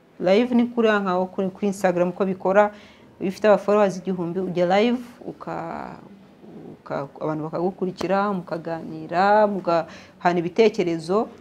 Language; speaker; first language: Kinyarwanda; early bilingual, heritage; Kinyarwanda